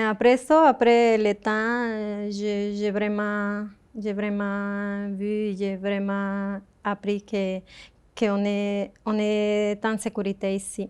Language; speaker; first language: French; non-native, fluent; Spanish